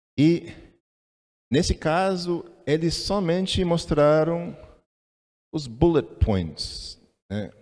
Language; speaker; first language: Portuguese; non-native, fluent; English